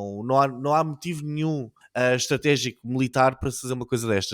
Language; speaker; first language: Portuguese; native; Portuguese